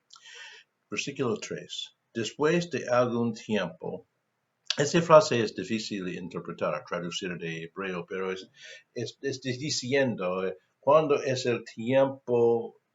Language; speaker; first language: Spanish; non-native, fluent; English